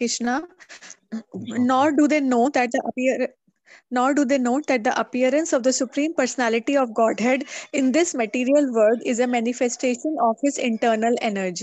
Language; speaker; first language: English; non-native, local second language; Hindi